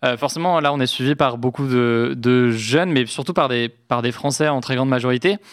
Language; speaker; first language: French; native; French